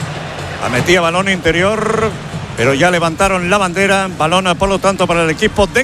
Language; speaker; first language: Spanish; native; Spanish